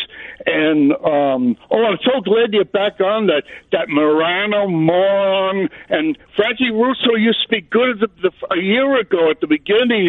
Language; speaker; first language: English; native; English